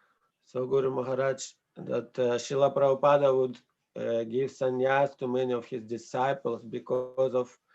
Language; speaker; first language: English; non-native, fluent; Russian